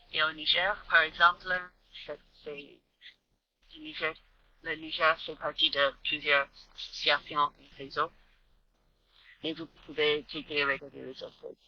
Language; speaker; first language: French; non-native, learner; English